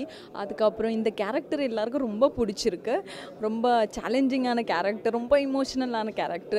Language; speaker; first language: Tamil; non-native, learner; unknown